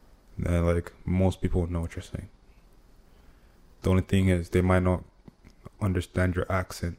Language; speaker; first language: English; non-native, local second language; Igbo